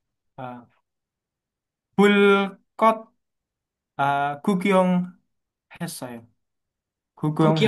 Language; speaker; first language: Korean; non-native, learner; Indonesian